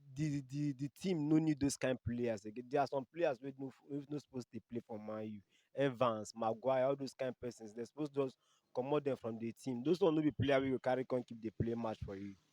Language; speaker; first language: Nigerian Pidgin; native; Nigerian Pidgin